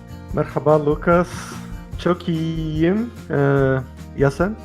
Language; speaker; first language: Turkish; non-native, learner; Portuguese